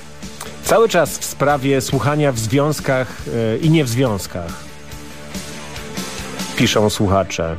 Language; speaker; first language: Polish; native; Polish